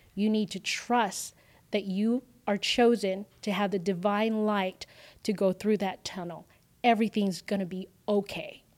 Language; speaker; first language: English; early bilingual, other home language; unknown